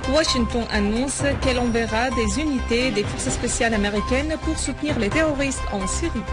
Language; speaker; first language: French; non-native, fluent; Arabic